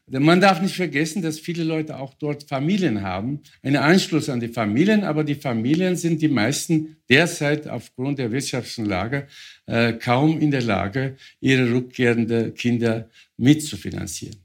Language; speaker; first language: German; non-native, fluent; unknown